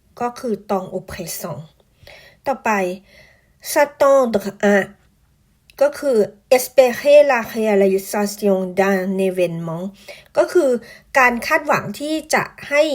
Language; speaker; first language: Thai; native; Thai